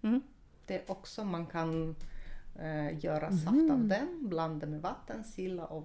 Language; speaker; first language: Swedish; non-native, fluent; Russian